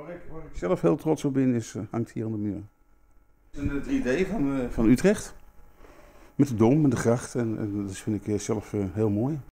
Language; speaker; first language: Dutch; native; Dutch